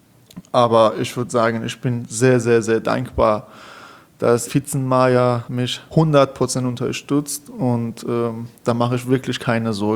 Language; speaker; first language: German; non-native, learner; Persian